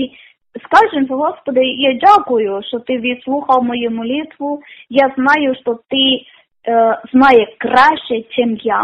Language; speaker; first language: Ukrainian; non-native, learner; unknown